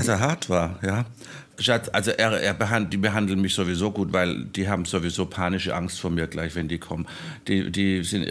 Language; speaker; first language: German; native; German